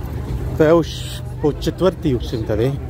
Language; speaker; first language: Czech; non-native, learner; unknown